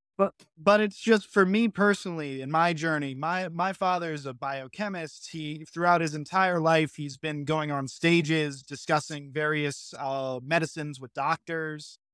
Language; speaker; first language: English; native; English